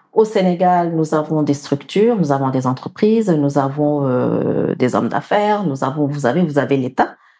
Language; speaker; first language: French; non-native, local second language; Wolof